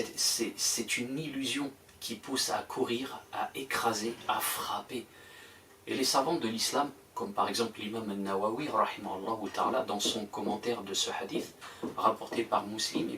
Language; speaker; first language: French; native; French